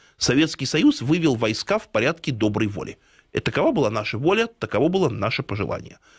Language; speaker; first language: Russian; native; Russian